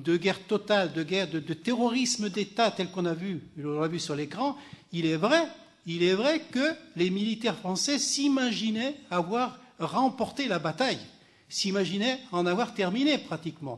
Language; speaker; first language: French; native; French